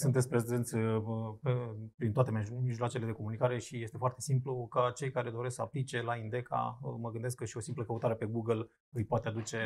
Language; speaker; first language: Romanian; native; Romanian